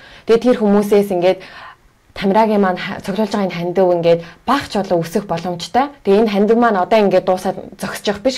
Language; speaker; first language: Mongolian; native; Mongolian